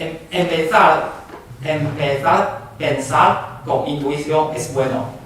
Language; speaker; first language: Spanish; non-native, fluent; Chinese